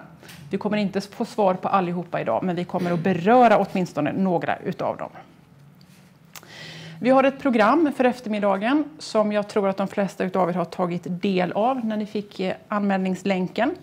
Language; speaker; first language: Swedish; native; Swedish